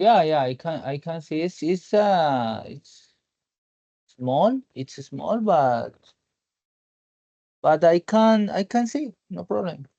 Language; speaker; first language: English; non-native, learner; Spanish